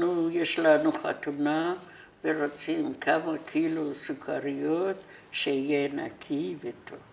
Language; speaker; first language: Hebrew; non-native, fluent; Persian